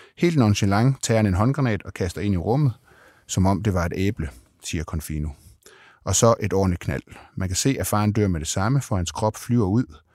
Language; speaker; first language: Danish; native; Danish